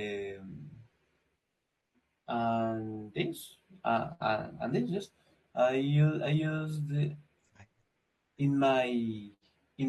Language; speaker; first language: English; non-native, learner; Spanish